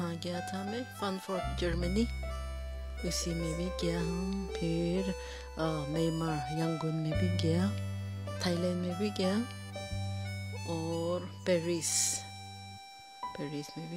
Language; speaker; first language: Hindi; non-native, local second language; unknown